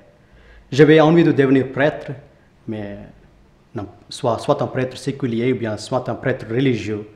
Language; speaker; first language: French; non-native, fluent; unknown